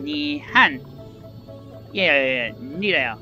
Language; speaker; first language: Japanese; non-native, learner; English